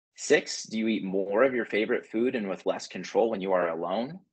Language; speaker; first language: English; native; English